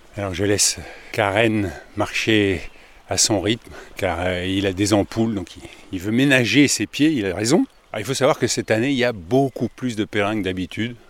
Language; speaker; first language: French; native; French